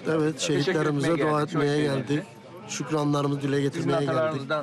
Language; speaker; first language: Turkish; native; Turkish